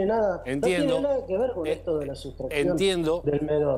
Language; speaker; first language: Spanish; native; Spanish